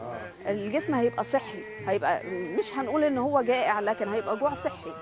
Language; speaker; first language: Arabic; native; Arabic